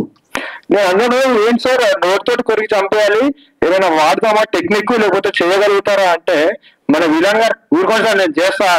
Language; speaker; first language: Telugu; native; Telugu